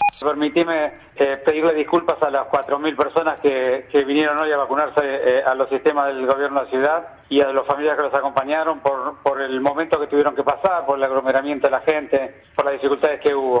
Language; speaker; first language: Spanish; native; Spanish